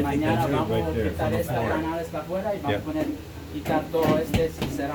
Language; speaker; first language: Spanish; early bilingual, heritage; Spanish